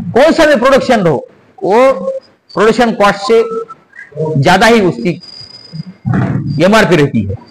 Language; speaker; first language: Hindi; non-native, local second language; Marathi